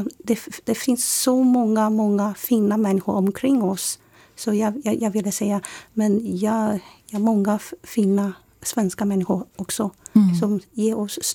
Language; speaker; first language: Swedish; non-native, fluent; Chinese